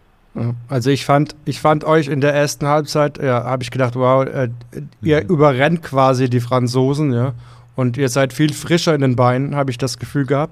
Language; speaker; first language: German; native; German